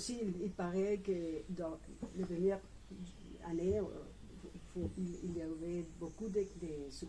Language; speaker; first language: French; non-native, fluent; Spanish